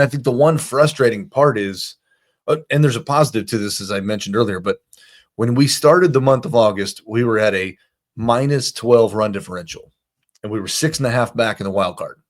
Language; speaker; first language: English; native; English